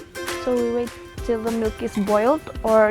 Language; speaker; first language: English; non-native, learner; Indonesian